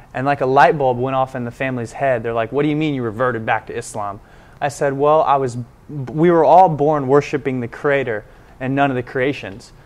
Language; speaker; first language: English; native; English